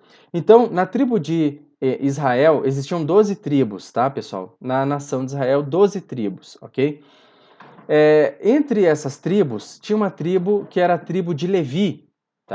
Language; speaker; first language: Portuguese; native; Portuguese